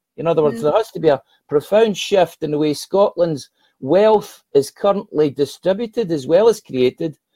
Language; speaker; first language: English; native; English